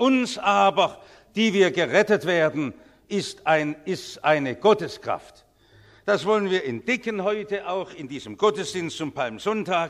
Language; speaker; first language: German; native; German